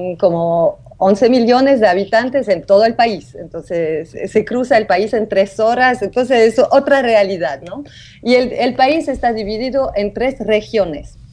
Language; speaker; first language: Spanish; early bilingual, heritage; French